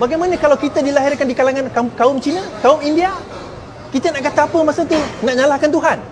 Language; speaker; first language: Malay; non-native, local second language; Chinese